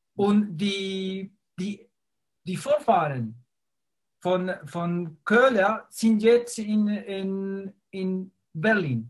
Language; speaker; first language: German; non-native, fluent; Spanish